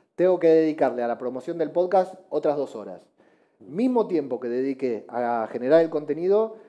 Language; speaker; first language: Spanish; native; Spanish